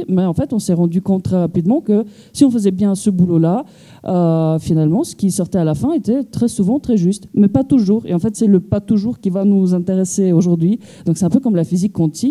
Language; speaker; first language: French; native; French